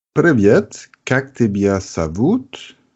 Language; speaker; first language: Russian; non-native, learner; German